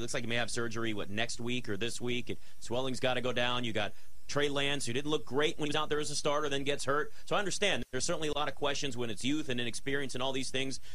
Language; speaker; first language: English; native; English